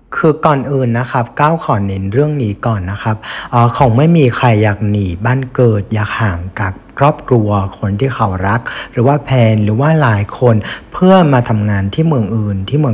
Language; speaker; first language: Thai; non-native, fluent; Vietnamese